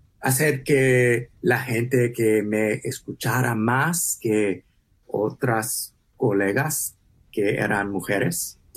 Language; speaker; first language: Spanish; early bilingual, heritage; English